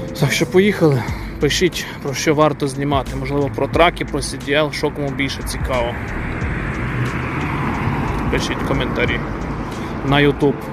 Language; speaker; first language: Ukrainian; native; Ukrainian